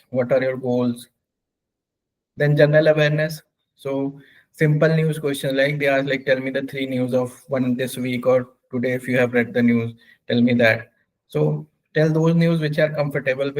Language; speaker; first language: English; non-native, local second language; Hindi